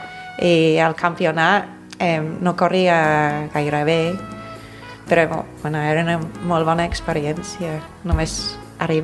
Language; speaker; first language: Catalan; non-native, fluent; English